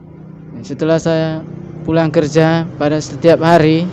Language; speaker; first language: Indonesian; non-native, local second language; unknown